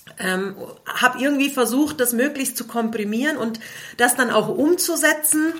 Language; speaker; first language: German; native; German